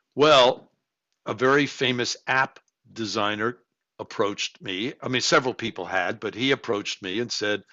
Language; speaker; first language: English; native; English